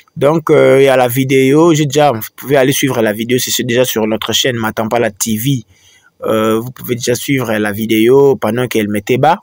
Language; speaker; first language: French; non-native, local second language; Swahili